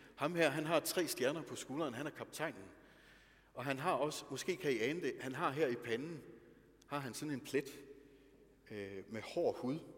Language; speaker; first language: Danish; native; Danish